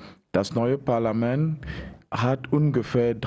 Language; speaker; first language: German; non-native, learner; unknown